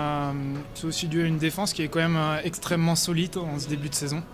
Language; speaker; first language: French; native; French